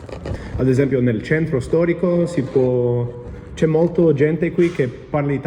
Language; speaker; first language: Italian; non-native, fluent; English